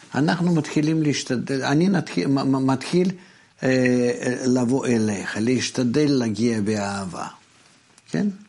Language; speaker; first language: Hebrew; non-native, fluent; Russian